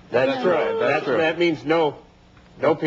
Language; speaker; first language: English; native; English